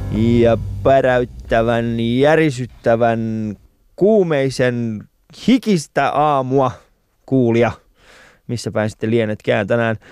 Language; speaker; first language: Finnish; early bilingual, other home language; Persian